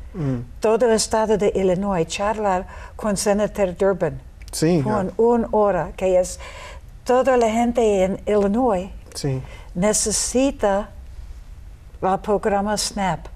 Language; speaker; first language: Spanish; non-native, learner; English